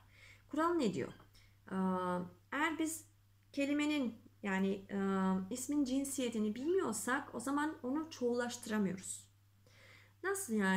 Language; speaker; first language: Turkish; non-native, fluent; Macedonian